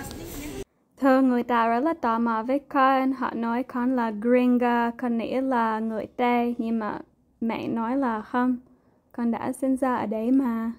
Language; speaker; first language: Vietnamese; non-native, fluent; English